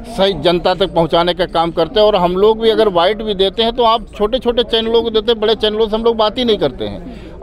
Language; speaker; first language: Hindi; native; Hindi